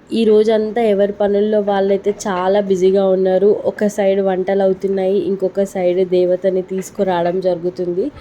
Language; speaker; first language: Telugu; non-native, local second language; Lambadi